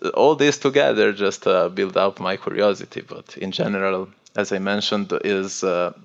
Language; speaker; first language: English; non-native, fluent; Italian